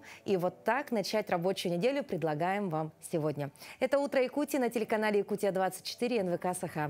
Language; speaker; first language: Russian; native; Russian